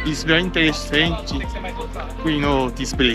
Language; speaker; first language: English; non-native, learner; Portuguese